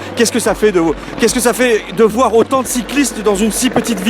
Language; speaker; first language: French; native; French